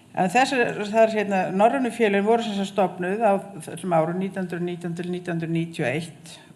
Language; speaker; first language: Icelandic; native; Icelandic